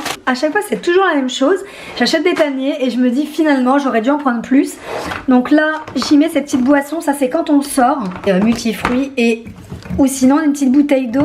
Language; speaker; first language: French; native; French